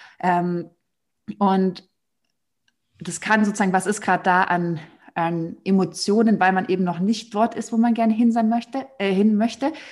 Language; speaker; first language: German; native; German